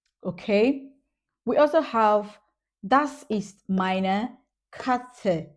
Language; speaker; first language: German; non-native, learner; English